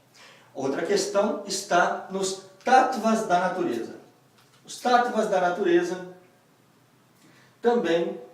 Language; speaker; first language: Portuguese; native; Portuguese